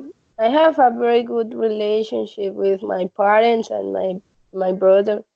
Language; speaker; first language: English; non-native, learner; Spanish